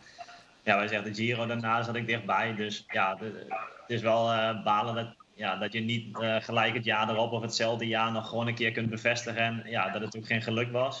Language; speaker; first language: Dutch; native; Dutch